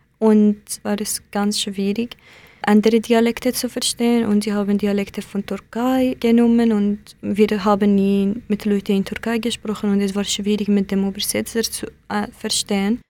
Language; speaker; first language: German; non-native, learner; Kurdish